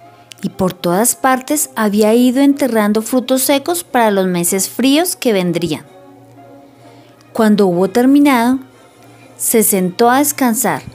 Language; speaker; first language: Spanish; native; Spanish